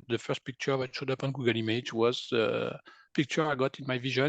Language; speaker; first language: English; non-native, fluent; French